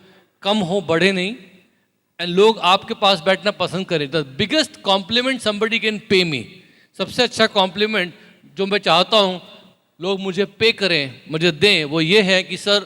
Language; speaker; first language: Hindi; native; Hindi